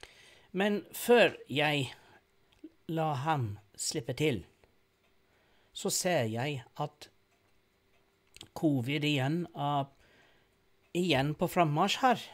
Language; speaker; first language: Norwegian; non-native, fluent; English